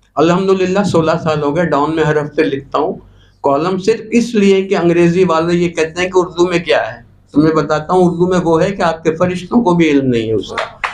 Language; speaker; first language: Urdu; non-native, local second language; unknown